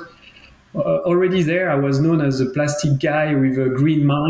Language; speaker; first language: English; non-native, fluent; French